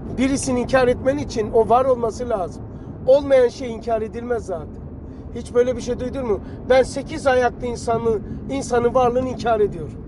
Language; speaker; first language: Turkish; native; Turkish